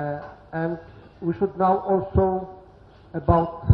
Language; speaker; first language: English; non-native, learner; Polish